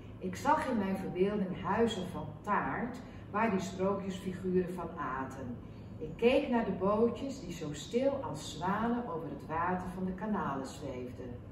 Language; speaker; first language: Dutch; non-native, local second language; Western Frisian